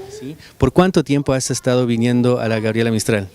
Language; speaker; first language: Spanish; native; Spanish